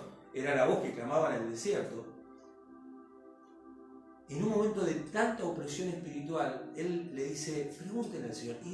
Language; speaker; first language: Spanish; native; Spanish